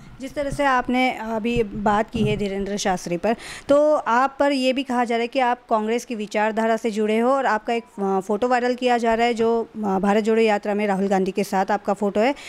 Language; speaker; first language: Hindi; non-native, local second language; Marathi